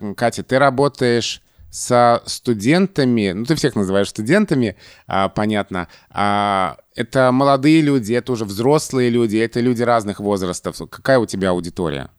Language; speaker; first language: Russian; native; Russian